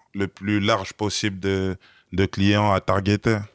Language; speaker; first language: French; native; French